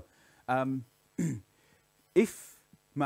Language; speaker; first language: English; native; English